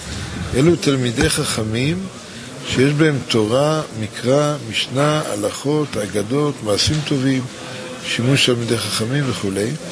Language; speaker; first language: Hebrew; native; Hebrew